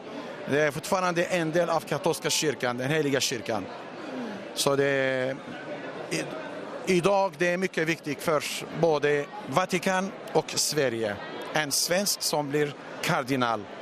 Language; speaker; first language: Swedish; non-native, fluent; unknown